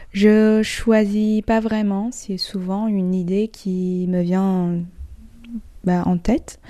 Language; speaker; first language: French; non-native, fluent; Chinese